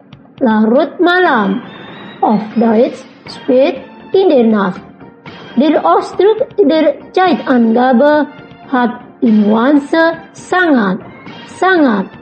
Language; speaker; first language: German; non-native, fluent; Indonesian